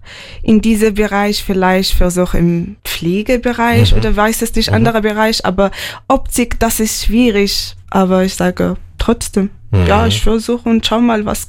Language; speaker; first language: German; non-native, learner; Arabic